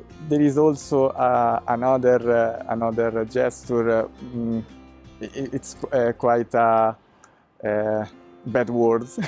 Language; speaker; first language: English; non-native, fluent; Italian